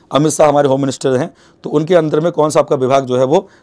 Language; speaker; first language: Hindi; native; Hindi